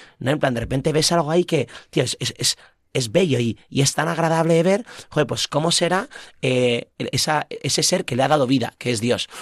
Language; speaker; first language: Spanish; native; Spanish